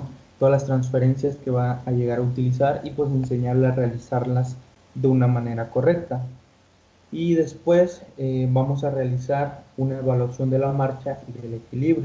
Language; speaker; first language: Spanish; native; Spanish